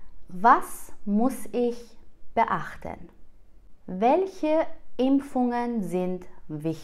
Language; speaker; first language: German; non-native, fluent; Persian